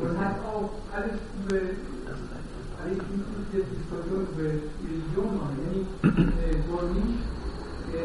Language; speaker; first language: German; non-native, learner; Persian